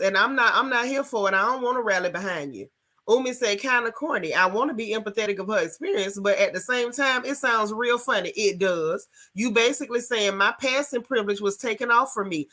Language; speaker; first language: English; native; English